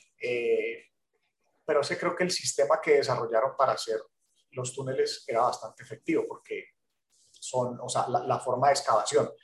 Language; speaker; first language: Spanish; native; Spanish